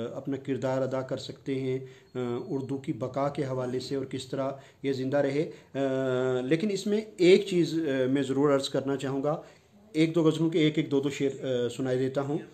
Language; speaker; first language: Urdu; non-native, local second language; Punjabi